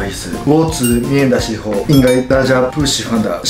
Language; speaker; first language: Chinese; non-native, learner; Japanese